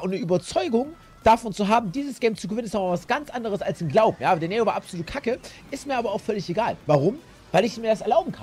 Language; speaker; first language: German; native; German